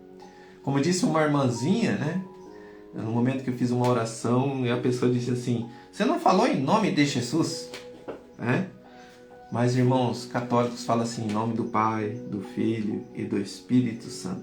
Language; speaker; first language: Portuguese; native; Portuguese